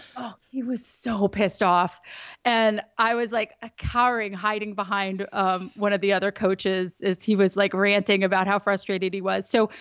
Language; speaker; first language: English; native; English